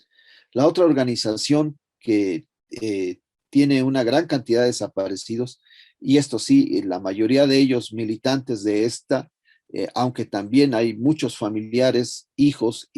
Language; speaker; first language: Spanish; native; Spanish